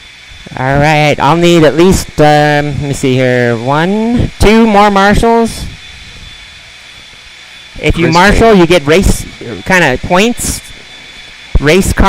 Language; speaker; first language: English; native; English